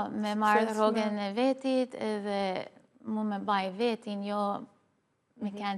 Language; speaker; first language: Albanian; early bilingual, heritage; Albanian